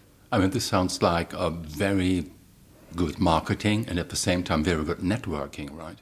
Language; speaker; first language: English; non-native, fluent; German